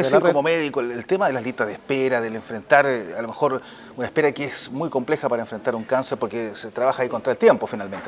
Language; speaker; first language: Spanish; native; Spanish